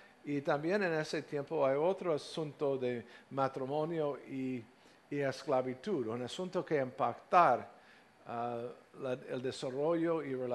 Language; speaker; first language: Spanish; non-native, fluent; English